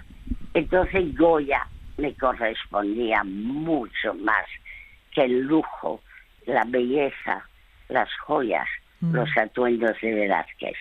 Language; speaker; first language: Spanish; early bilingual, other home language; French